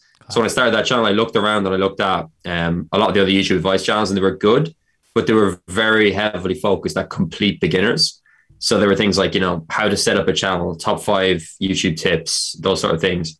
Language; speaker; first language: English; native; English